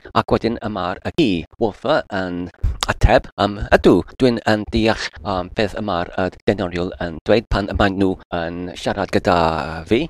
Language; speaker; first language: Welsh; non-native, learner; English